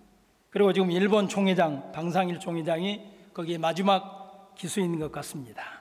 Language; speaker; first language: Korean; native; Korean